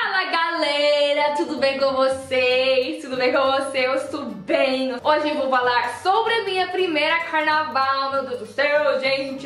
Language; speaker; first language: Portuguese; non-native, learner; Dutch